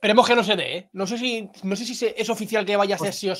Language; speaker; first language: Spanish; native; Spanish